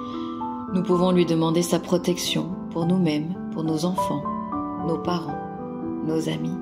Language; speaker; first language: French; native; French